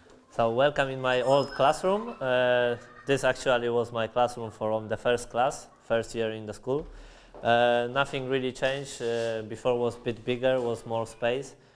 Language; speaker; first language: English; non-native, fluent; Polish